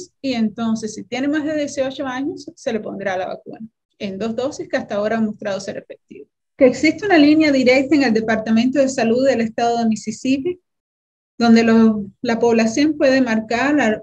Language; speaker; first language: Spanish; native; Spanish